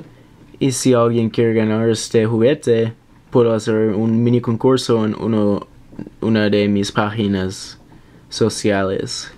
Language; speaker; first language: Spanish; non-native, learner; English